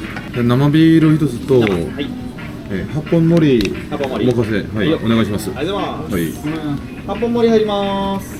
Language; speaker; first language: Japanese; non-native, fluent; Korean